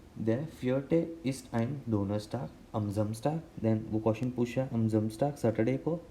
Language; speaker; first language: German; non-native, learner; Hindi